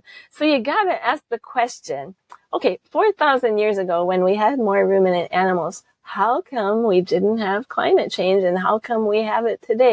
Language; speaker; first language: English; native; English